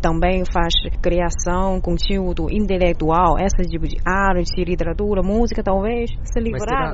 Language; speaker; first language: Portuguese; non-native, learner; Chinese